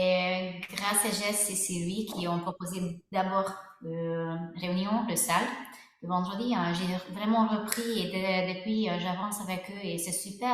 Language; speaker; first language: French; non-native, fluent; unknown